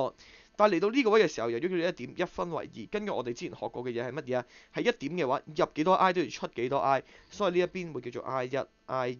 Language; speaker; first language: Cantonese; native; Cantonese